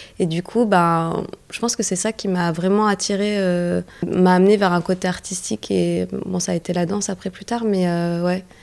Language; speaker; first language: French; early bilingual, other home language; Arabic